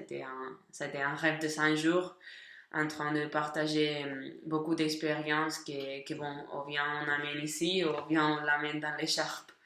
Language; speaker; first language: French; non-native, learner; Catalan